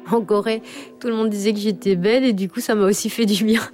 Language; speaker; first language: French; native; French